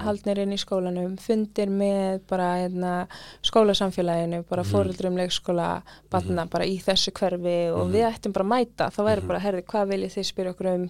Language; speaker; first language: Icelandic; early bilingual, other home language; English